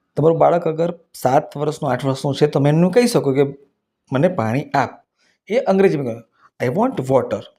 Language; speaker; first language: Gujarati; non-native, local second language; Hindi